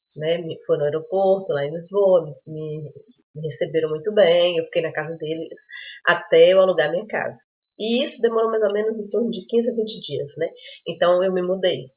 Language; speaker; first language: Portuguese; native; Portuguese